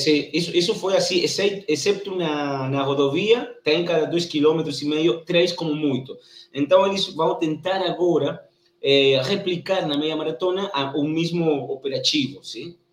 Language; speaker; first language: Portuguese; non-native, learner; Spanish